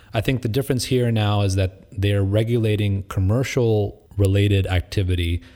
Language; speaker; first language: English; native; English